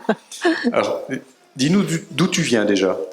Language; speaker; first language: French; native; French